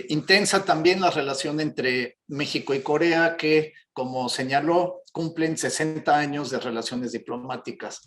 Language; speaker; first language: Spanish; native; Spanish